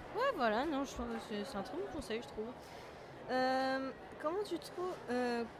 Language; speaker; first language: French; native; French